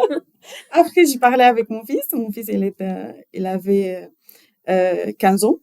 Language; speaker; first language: French; non-native, learner; Arabic